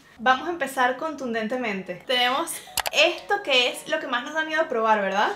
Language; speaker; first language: Spanish; native; Spanish